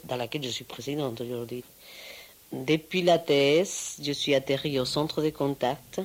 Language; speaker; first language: French; non-native, fluent; Spanish